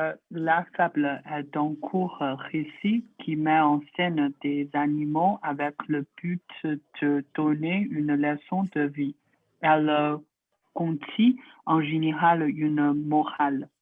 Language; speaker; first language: French; non-native, learner; Chinese